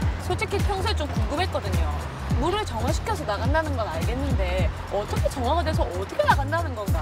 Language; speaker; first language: Korean; native; Korean